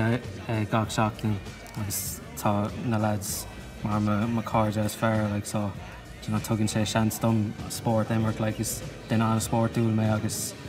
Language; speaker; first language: Irish; non-native, local second language; English